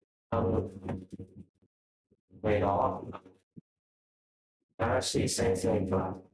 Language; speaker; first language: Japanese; non-native, fluent; Vietnamese